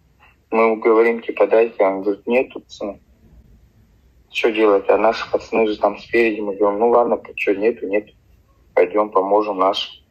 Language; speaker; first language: Russian; native; Russian